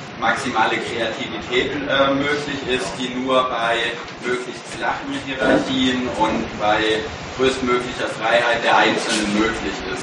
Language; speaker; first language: German; native; German